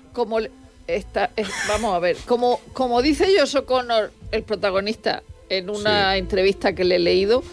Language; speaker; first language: Spanish; native; Spanish